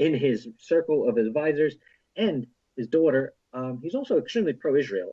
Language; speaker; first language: English; native; English